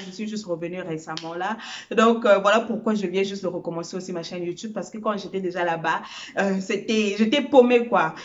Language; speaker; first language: French; early bilingual, other home language; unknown